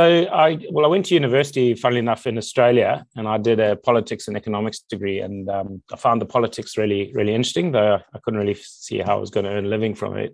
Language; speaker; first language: English; native; English